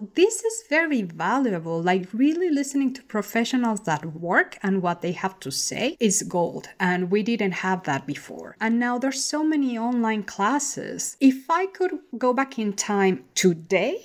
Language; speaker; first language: English; non-native, fluent; Spanish